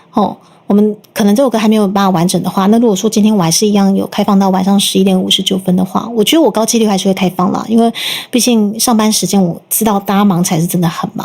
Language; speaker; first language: Chinese; native; Chinese